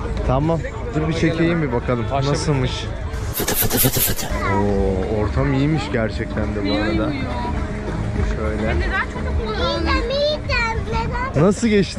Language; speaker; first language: Turkish; native; Turkish